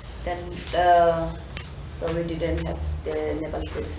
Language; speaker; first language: English; non-native, learner; Tibetan